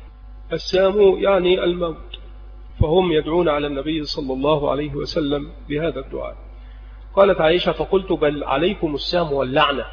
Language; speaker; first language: Arabic; native; Arabic